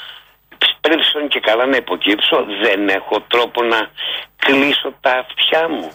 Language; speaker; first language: Greek; native; Greek